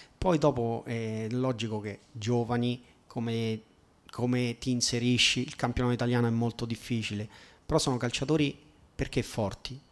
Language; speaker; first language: Italian; native; Italian